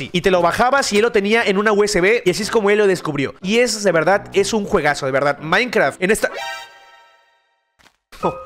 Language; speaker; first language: Spanish; native; Spanish